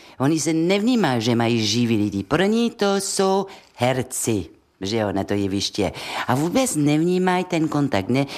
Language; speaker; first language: Czech; non-native, fluent; French